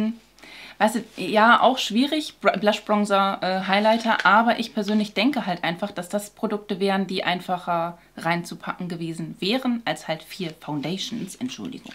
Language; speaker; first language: German; native; German